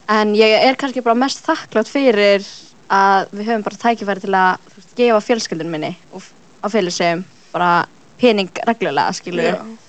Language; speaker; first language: Icelandic; early bilingual, other home language; Filipino